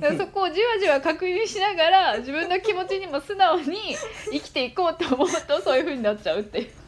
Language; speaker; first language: Japanese; native; Japanese